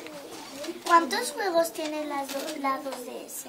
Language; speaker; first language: Spanish; native; Spanish